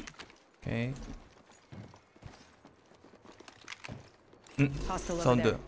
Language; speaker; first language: Japanese; non-native, learner; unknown